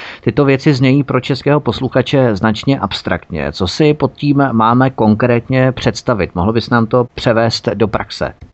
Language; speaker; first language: Czech; native; Czech